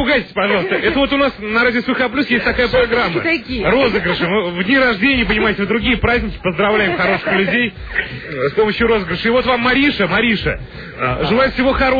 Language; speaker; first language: Russian; native; Russian